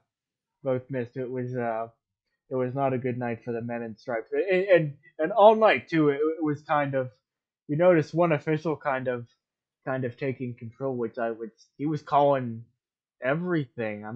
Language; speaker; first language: English; native; English